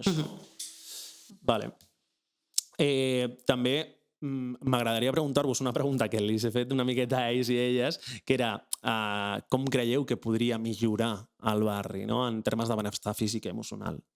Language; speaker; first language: Catalan; native; Catalan